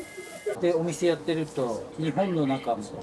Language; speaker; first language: Japanese; native; Japanese